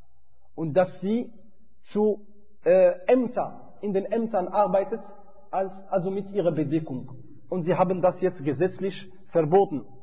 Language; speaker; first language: German; non-native, fluent; Arabic